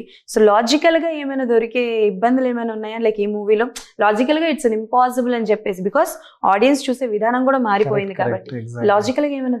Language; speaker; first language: Telugu; native; Telugu